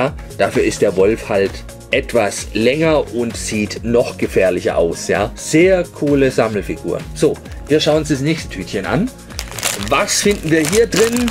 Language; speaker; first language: German; native; German